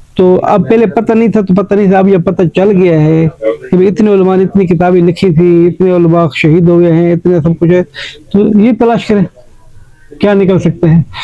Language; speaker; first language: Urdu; non-native, local second language; Punjabi